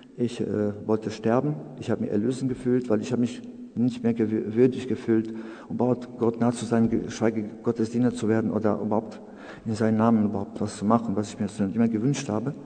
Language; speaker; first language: German; non-native, fluent; Serbian